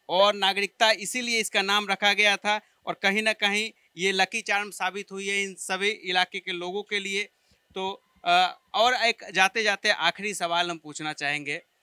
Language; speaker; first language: Hindi; native; Hindi